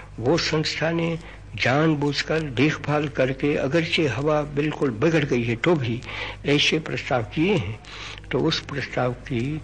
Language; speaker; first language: Hindi; non-native, local second language; Gujarati